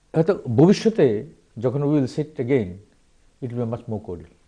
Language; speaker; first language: Bangla; native; Bangla